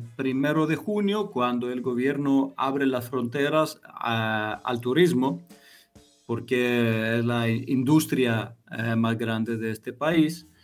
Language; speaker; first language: Spanish; non-native, fluent; Greek